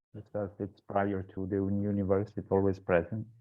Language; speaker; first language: English; non-native, learner; Italian